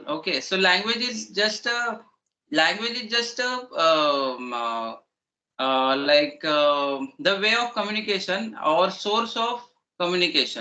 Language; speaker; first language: English; non-native, learner; Marathi